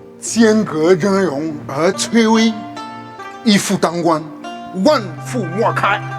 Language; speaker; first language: Chinese; non-native, fluent; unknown